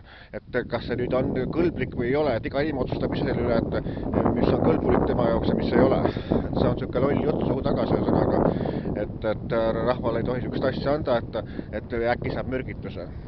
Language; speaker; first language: Estonian; native; Estonian